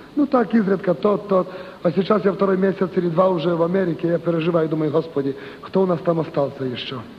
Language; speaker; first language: Russian; non-native, local second language; Ukrainian